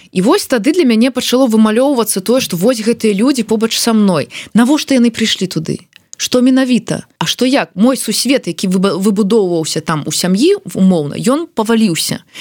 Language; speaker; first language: Belarusian; non-native, local second language; Russian